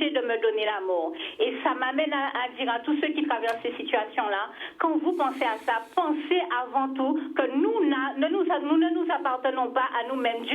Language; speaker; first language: French; native; French